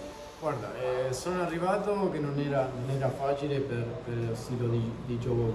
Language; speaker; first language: Italian; non-native, fluent; Spanish